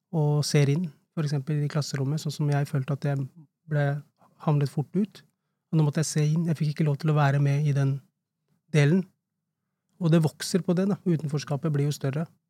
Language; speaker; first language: Norwegian; early bilingual, other home language; Urdu